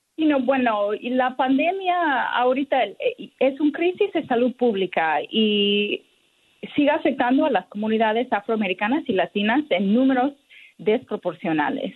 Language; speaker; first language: Spanish; non-native, fluent; English